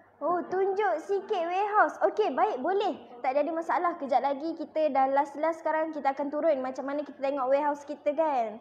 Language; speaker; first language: Malay; native; Malay